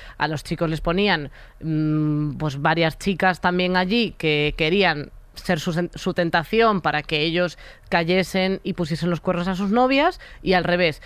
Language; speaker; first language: Spanish; native; Spanish